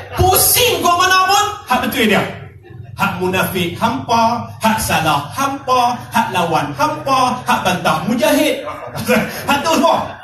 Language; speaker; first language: Malay; native; Malay